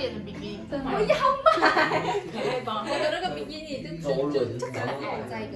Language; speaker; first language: Chinese; native; Chinese